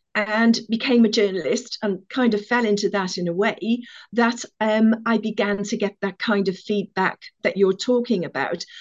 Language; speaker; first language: English; native; English